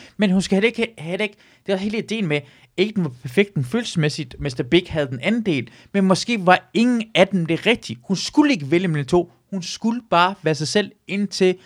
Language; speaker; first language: Danish; early bilingual, other home language; Persian